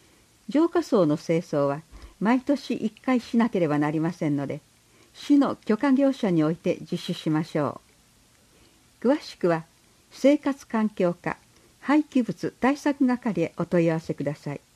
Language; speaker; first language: Japanese; native; Japanese